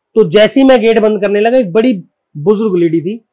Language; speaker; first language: Hindi; native; Hindi